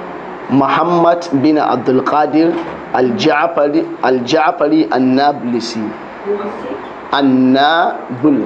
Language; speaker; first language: Arabic; non-native, fluent; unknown